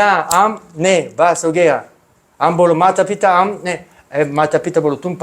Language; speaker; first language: Hindi; non-native, learner; Italian